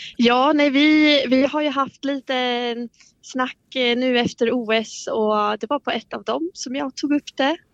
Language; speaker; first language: Swedish; native; Swedish